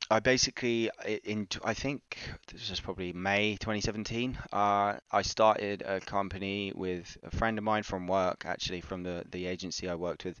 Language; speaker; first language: English; native; English